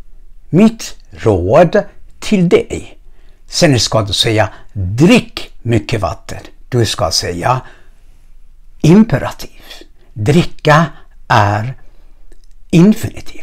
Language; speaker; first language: Swedish; non-native, fluent; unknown